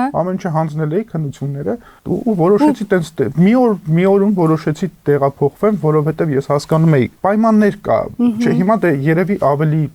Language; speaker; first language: Armenian; native; Armenian